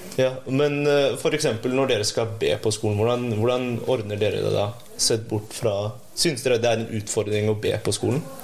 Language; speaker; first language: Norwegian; early bilingual, other home language; Indonesian